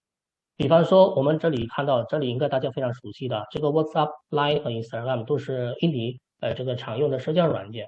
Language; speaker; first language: Chinese; native; Chinese